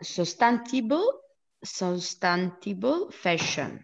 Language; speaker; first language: English; non-native, learner; Italian